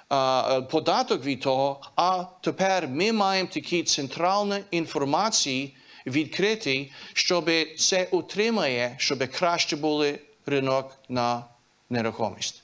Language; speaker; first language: Ukrainian; early bilingual, heritage; Ukrainian